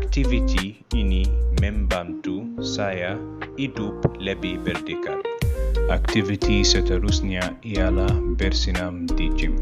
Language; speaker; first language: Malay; non-native, learner; Arabic